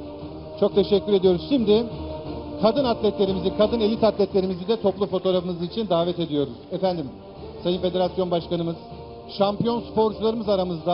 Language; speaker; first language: Turkish; native; Turkish